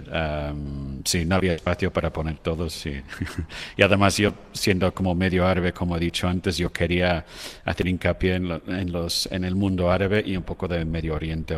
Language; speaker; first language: Spanish; non-native, fluent; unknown